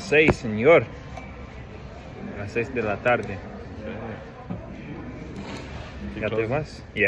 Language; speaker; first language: Spanish; non-native, fluent; English